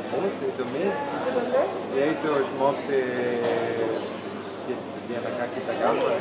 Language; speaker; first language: Lithuanian; non-native, learner; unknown